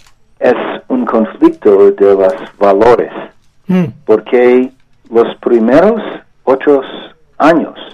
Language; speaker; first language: Spanish; non-native, learner; English